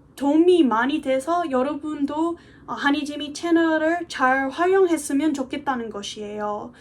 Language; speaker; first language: Korean; non-native, fluent; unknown